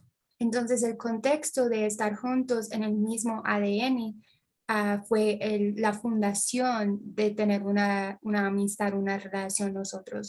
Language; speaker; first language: Spanish; non-native, fluent; English